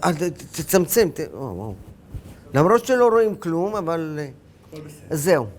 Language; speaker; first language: Hebrew; early bilingual, other home language; Arabic